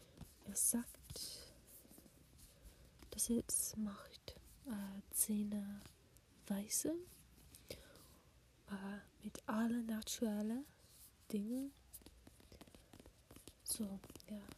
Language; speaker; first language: German; non-native, learner; English